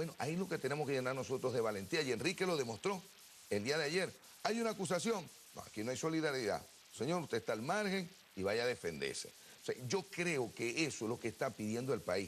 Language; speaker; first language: Spanish; native; Spanish